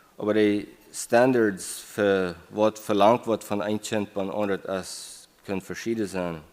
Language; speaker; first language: German; non-native, learner; English